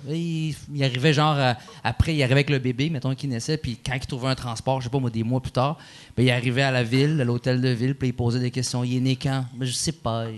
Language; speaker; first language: French; early bilingual, other home language; Arabic